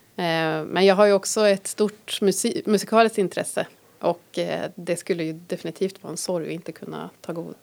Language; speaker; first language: Swedish; native; Swedish